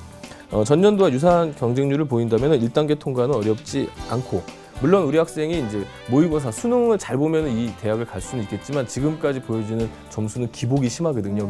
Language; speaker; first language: Korean; native; Korean